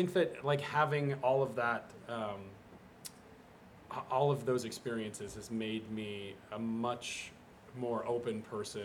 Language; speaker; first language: English; native; English